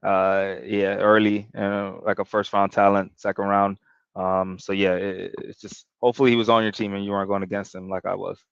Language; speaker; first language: English; native; English